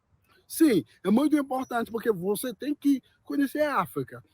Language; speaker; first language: Portuguese; non-native, learner; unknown